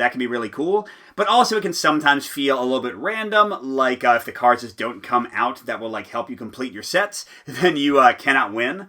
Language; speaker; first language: English; native; English